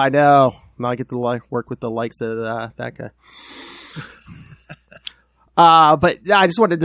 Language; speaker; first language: English; native; English